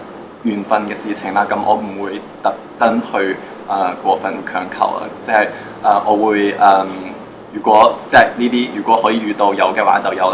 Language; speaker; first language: Cantonese; native; Cantonese